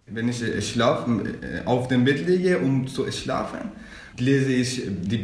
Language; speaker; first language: German; non-native, learner; Persian